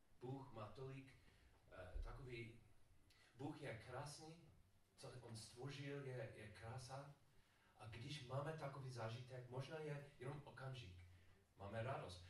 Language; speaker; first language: Czech; non-native, learner; English